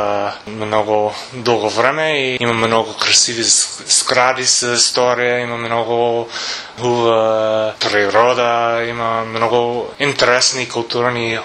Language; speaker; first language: Bulgarian; non-native, learner; English